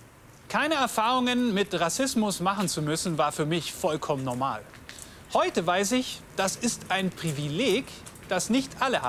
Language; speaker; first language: German; native; German